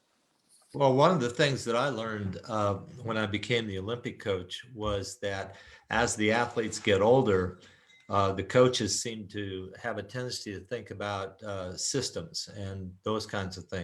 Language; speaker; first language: English; native; English